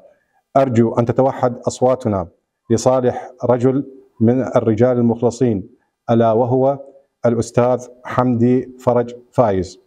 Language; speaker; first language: Arabic; native; Arabic